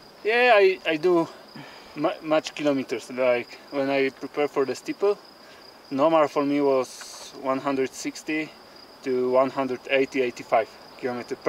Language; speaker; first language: English; non-native, learner; Polish